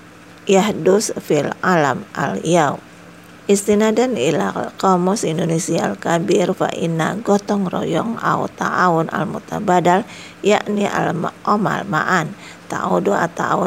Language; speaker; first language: Arabic; non-native, fluent; Indonesian